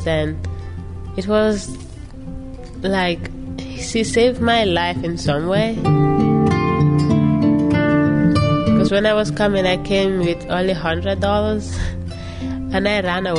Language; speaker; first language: English; non-native, local second language; Mandingo